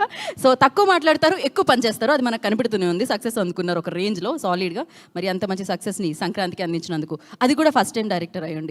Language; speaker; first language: Telugu; native; Telugu